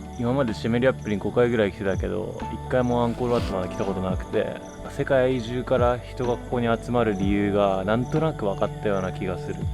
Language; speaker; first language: Japanese; native; Japanese